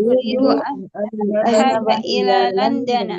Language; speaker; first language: Arabic; non-native, learner; Indonesian